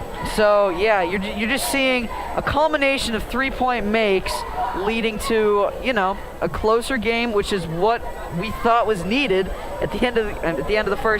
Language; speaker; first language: English; native; English